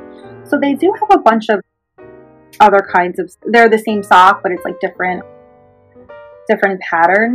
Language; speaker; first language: English; native; English